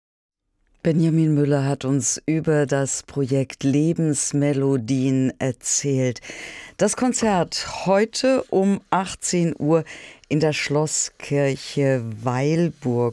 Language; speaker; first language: German; native; German